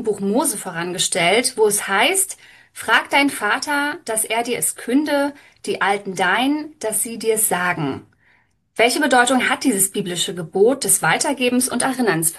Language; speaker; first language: German; native; German